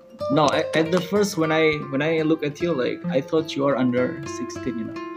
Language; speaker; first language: English; non-native, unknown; Indonesian